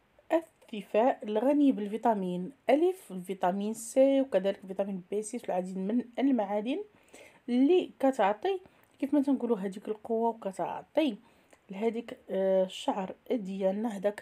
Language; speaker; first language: Arabic; native; Arabic